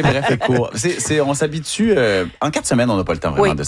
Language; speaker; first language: French; native; French